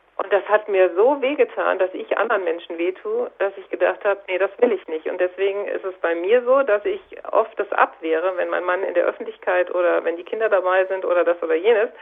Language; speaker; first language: German; native; German